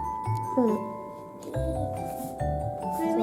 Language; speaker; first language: Japanese; early bilingual, heritage; Japanese